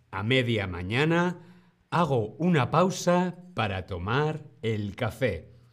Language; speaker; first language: Spanish; non-native, fluent; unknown